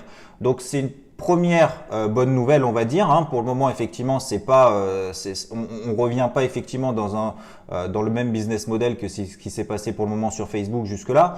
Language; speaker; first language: French; native; French